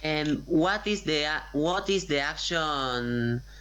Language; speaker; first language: English; non-native, learner; Spanish